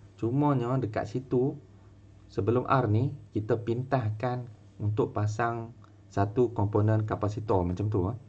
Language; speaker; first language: Malay; native; Malay